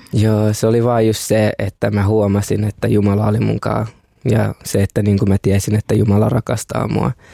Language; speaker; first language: Finnish; early bilingual, other home language; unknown